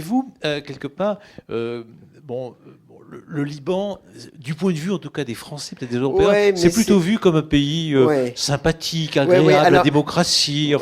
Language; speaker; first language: French; native; French